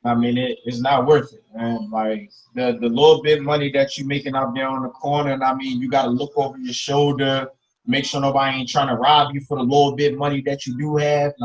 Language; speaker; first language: English; native; English